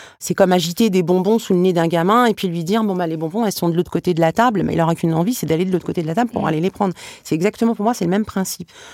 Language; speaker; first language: French; early bilingual, other home language; Arabic